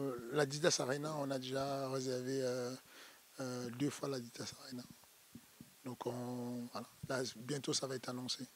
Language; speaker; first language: French; native; French